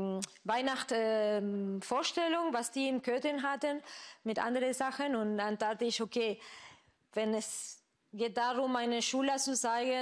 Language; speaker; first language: German; non-native, fluent; Spanish